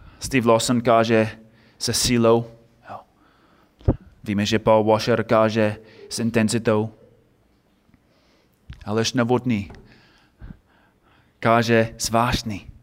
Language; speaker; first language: Czech; non-native, fluent; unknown